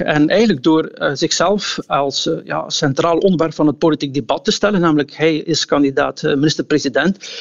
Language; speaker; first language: Dutch; native; Dutch